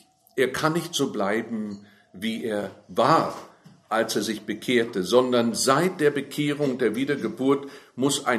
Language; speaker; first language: German; native; German